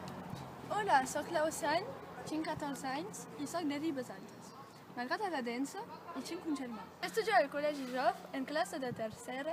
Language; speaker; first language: Catalan; non-native, local second language; French